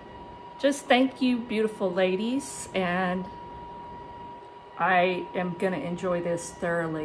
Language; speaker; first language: English; native; English